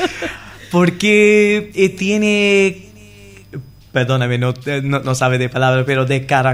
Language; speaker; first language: Spanish; non-native, learner; English